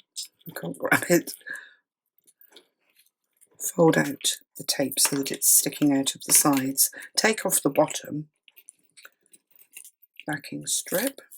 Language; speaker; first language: English; native; English